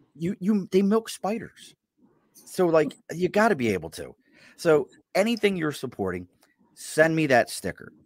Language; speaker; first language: English; native; English